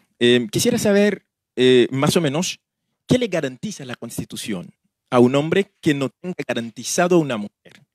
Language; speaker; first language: Spanish; native; Spanish